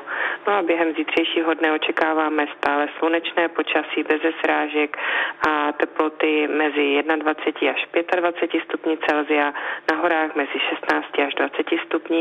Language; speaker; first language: Czech; native; Czech